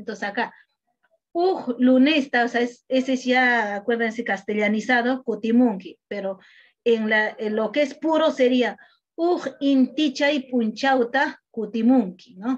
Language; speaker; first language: Spanish; non-native, local second language; Quechua